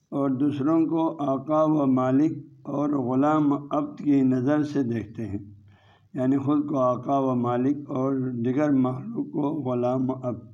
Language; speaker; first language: Urdu; non-native, local second language; Balti